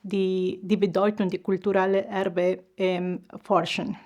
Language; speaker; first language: German; non-native, fluent; Spanish